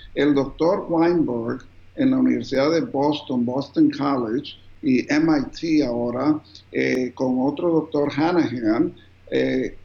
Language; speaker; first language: Spanish; early bilingual, heritage; Spanish